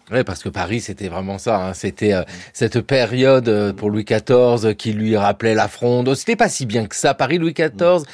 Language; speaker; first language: French; native; French